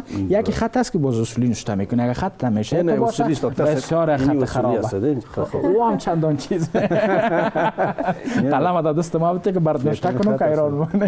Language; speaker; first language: Persian; native; Persian